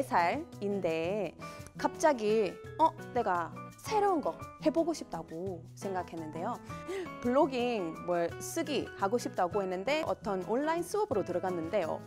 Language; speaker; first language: Korean; non-native, fluent; English